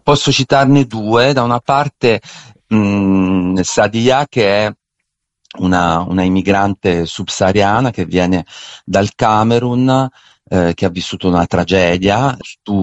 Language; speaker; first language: Italian; native; Italian